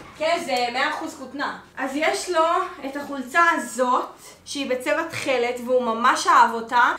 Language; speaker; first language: Hebrew; native; Hebrew